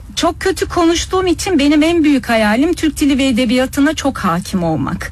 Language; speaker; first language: Turkish; early bilingual, heritage; Turkish